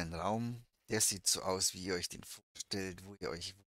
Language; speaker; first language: German; native; German